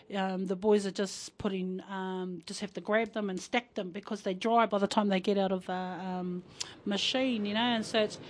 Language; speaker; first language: English; native; English